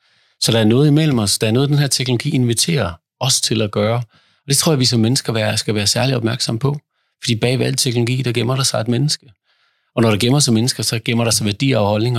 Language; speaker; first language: Danish; native; Danish